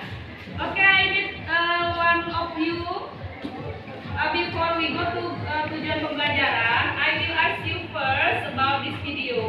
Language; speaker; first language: English; non-native, fluent; Indonesian